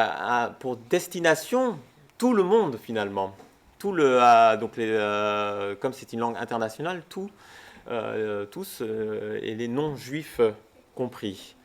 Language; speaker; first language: French; native; French